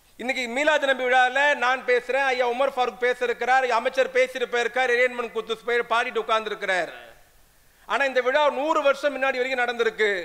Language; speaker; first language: Tamil; non-native, local second language; Urdu